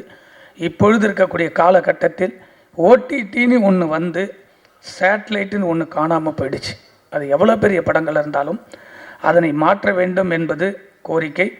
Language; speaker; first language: Tamil; native; Tamil